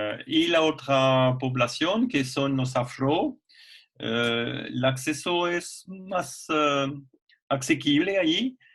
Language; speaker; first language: Spanish; non-native, fluent; French